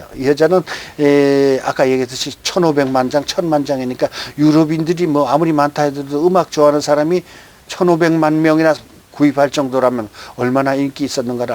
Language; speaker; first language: Korean; native; Korean